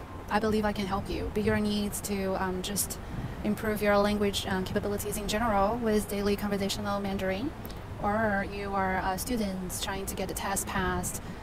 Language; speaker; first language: English; non-native, fluent; Chinese